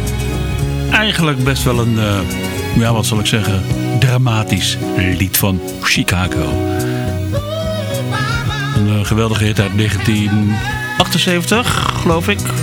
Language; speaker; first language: Dutch; native; Dutch